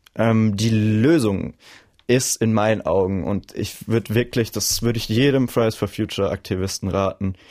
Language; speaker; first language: German; native; German